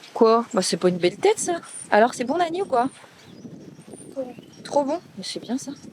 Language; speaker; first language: French; native; French